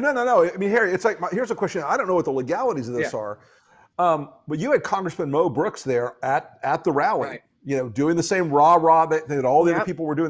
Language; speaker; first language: English; native; English